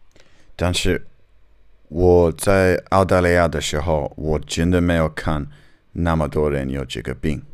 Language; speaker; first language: Chinese; non-native, learner; English